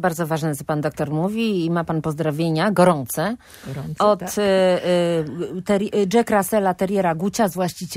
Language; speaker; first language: Polish; native; Polish